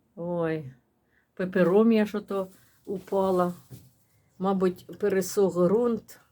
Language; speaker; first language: Ukrainian; non-native, local second language; Russian